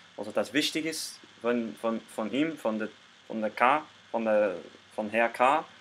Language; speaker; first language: German; non-native, learner; English